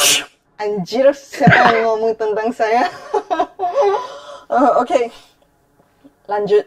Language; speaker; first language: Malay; non-native, fluent; Chinese